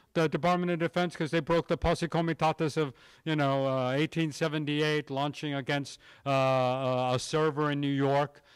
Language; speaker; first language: English; native; English